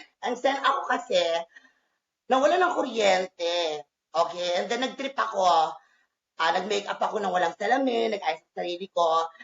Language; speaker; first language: Filipino; native; Filipino